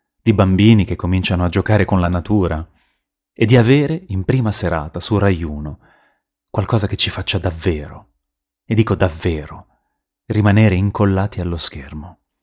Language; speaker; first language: Italian; native; Italian